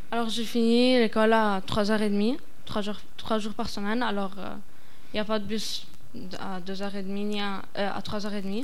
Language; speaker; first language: French; non-native, fluent; Arabic